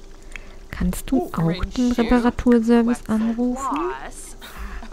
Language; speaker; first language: German; native; German